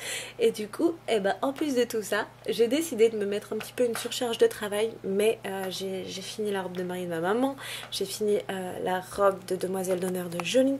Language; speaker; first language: French; native; French